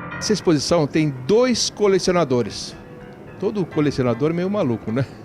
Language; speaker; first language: Portuguese; native; Portuguese